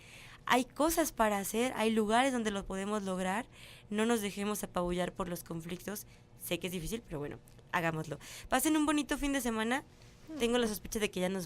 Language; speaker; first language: Spanish; native; Spanish